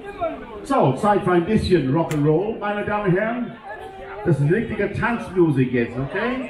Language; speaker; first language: German; non-native, learner; English